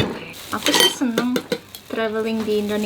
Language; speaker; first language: Indonesian; non-native, learner; Uzbek